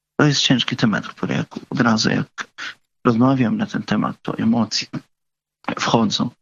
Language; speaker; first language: Polish; non-native, fluent; Arabic